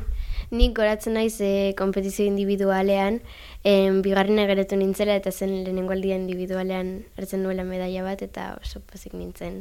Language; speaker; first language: Basque; non-native, local second language; Spanish